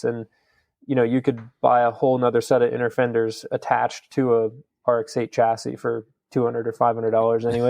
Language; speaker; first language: English; native; English